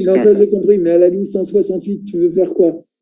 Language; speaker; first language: French; native; French